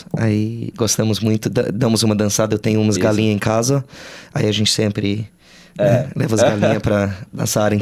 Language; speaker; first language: Portuguese; non-native, fluent; English